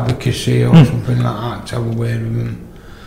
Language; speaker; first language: English; native; English